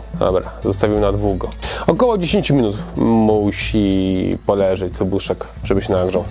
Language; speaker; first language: Polish; native; Polish